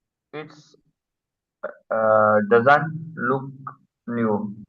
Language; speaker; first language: English; non-native, learner; Urdu